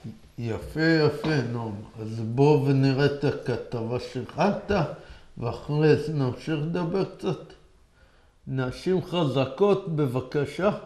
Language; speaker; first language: Hebrew; native; Hebrew